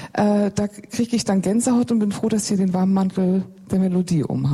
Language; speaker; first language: German; native; German